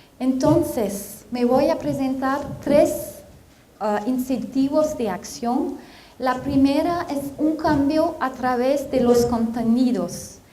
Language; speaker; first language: Spanish; non-native, fluent; French